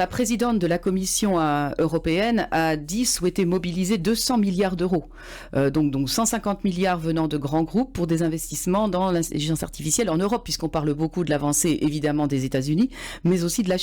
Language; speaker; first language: French; native; French